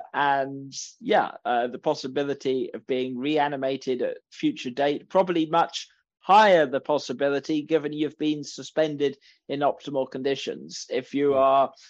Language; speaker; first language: English; native; English